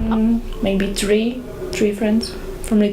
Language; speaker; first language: English; non-native, learner; Korean